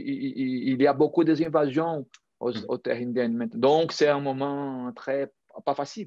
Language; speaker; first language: French; non-native, fluent; Portuguese